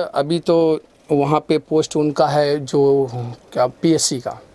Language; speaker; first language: Hindi; native; Hindi